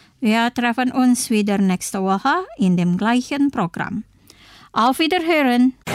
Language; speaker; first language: German; non-native, fluent; Indonesian